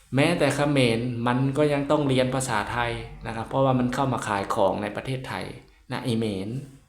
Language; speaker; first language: Thai; native; Thai